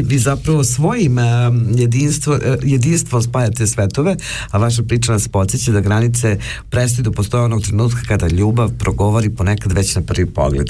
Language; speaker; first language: Serbian; native; Serbian